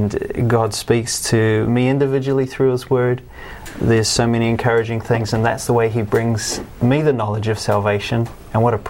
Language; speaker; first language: English; native; English